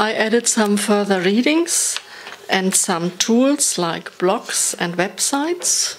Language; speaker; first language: English; non-native, fluent; German